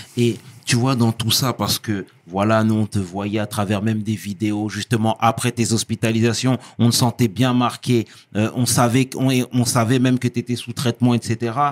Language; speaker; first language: French; native; French